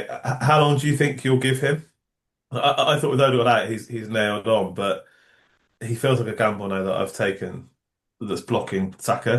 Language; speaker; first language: English; native; English